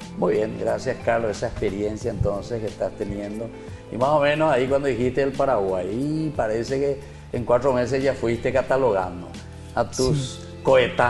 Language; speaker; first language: Spanish; native; Spanish